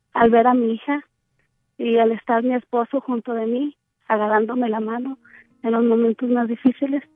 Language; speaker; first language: Spanish; native; Spanish